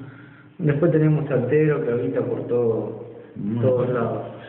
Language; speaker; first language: Spanish; native; Spanish